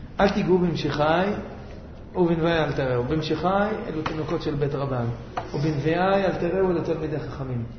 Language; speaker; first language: Hebrew; native; Hebrew